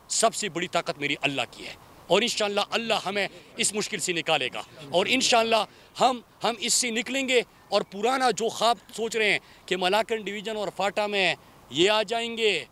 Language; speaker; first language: Urdu; non-native, local second language; Pashto